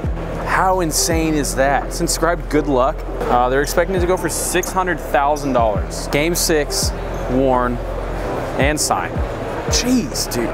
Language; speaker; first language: English; native; English